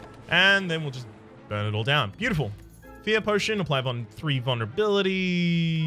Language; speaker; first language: English; native; English